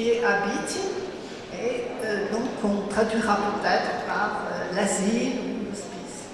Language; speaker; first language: French; native; French